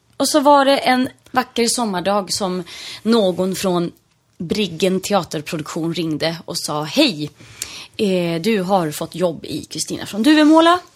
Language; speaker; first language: Swedish; native; Swedish